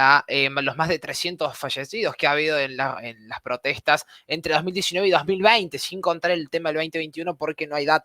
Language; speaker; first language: Spanish; native; Spanish